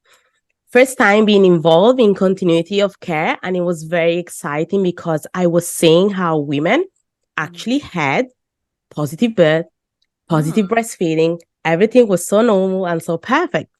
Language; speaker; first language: English; non-native, fluent; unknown